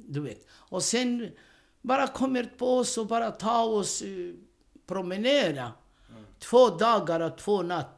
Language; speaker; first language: Swedish; non-native, learner; Romany